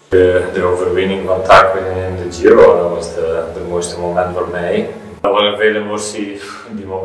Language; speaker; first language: Dutch; non-native, fluent; Italian